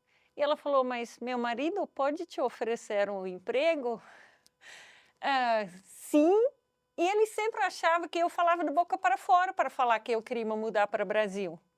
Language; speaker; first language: Portuguese; non-native, fluent; Dutch